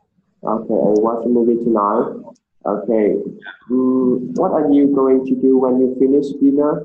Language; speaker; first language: English; non-native, learner; Vietnamese